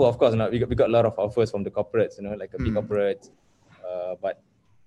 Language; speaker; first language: English; non-native, local second language; Malay